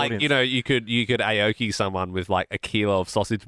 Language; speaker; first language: English; native; English